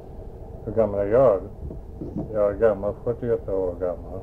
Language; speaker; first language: Swedish; early bilingual, heritage; Swedish